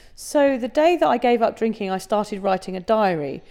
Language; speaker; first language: English; native; English